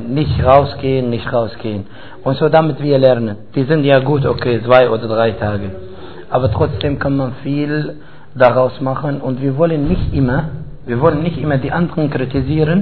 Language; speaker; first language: German; non-native, fluent; Arabic